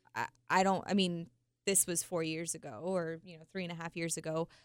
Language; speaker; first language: English; native; English